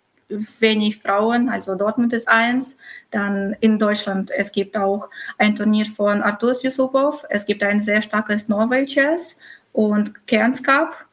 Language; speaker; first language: German; non-native, fluent; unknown